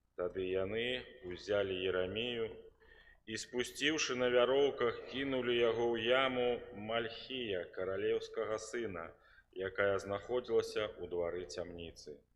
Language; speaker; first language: Belarusian; native; Belarusian